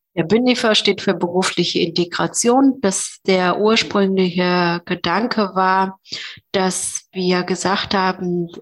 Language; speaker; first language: German; non-native, fluent; Persian